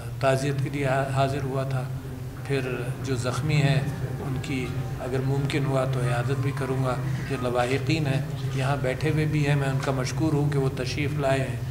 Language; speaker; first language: Urdu; native; Urdu